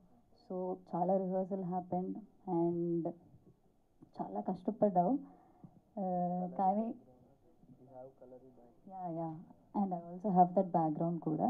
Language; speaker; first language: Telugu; non-native, learner; Malayalam